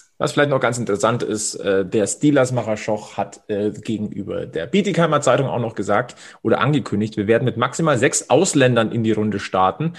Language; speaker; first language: German; native; German